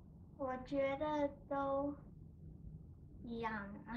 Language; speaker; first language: Chinese; early bilingual, heritage; Chinese